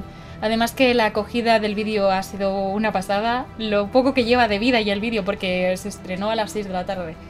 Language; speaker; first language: Spanish; native; Spanish